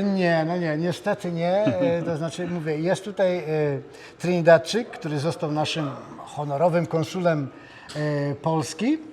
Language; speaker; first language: Polish; native; Polish